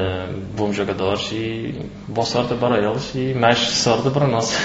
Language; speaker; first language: Portuguese; non-native, learner; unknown